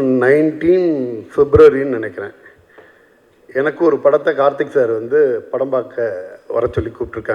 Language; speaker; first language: Tamil; native; Tamil